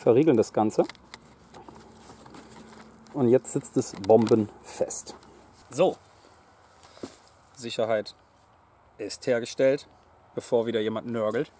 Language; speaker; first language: German; native; German